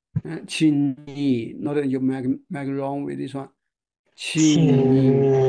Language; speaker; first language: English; non-native, learner; Chinese